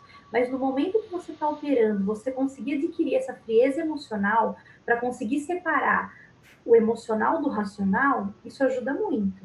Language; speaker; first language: Portuguese; native; Portuguese